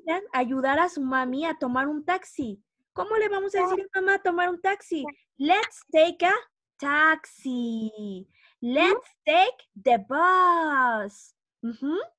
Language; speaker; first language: Spanish; native; Spanish